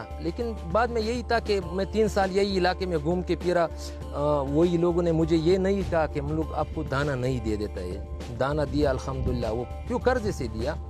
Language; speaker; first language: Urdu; non-native, local second language; Pashto